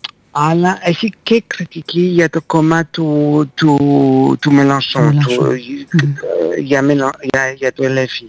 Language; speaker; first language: Greek; non-native, fluent; French